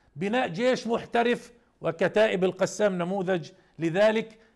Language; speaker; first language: Arabic; native; Arabic